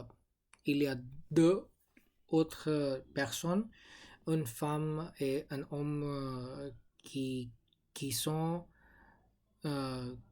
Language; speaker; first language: French; non-native, learner; English